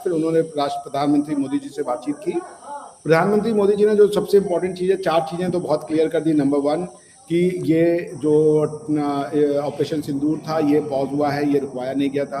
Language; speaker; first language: Hindi; native; Hindi